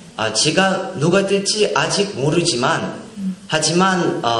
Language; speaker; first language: Korean; non-native, learner; Russian